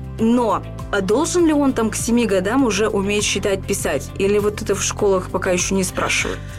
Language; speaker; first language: Russian; native; Russian